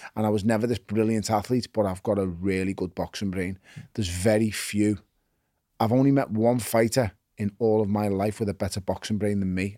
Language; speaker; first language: English; native; English